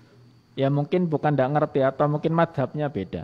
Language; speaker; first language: Indonesian; non-native, local second language; Javanese